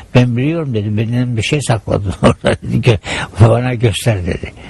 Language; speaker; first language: Turkish; non-native, fluent; Ukrainian